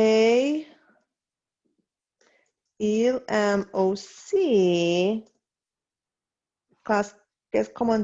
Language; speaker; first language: French; non-native, fluent; English